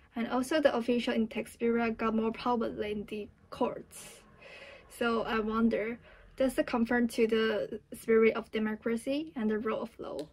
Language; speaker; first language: English; non-native, fluent; Chinese